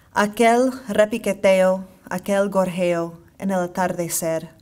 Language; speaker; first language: Spanish; non-native, fluent; English